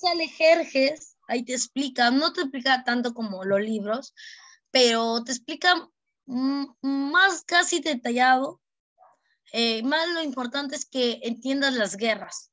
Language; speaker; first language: Spanish; native; Spanish